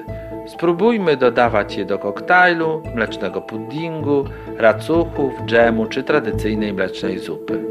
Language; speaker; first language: Polish; native; Polish